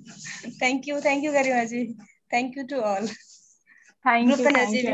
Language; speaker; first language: Hindi; native; Hindi